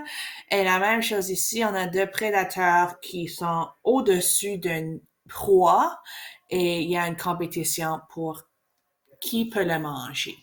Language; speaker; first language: French; non-native, learner; English